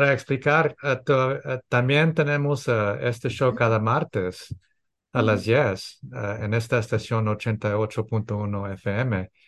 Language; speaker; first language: Spanish; early bilingual, heritage; English